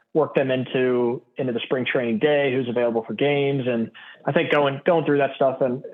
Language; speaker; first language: English; native; English